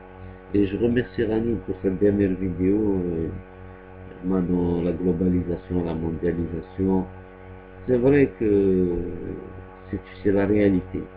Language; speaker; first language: French; non-native, local second language; Arabic